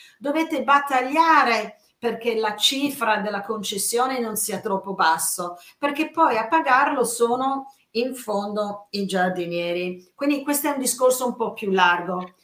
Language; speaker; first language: Italian; non-native, fluent; English